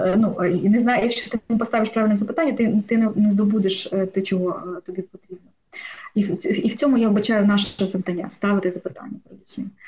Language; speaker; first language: Ukrainian; non-native, local second language; Russian